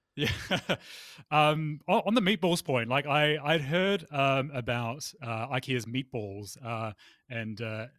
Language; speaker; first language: English; native; English